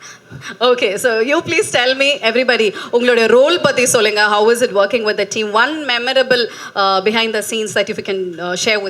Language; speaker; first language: Tamil; native; Tamil